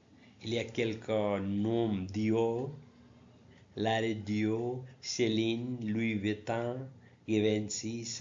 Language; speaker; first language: French; non-native, learner; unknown